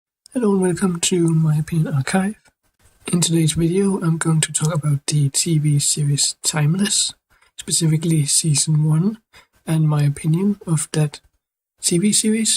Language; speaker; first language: English; non-native, fluent; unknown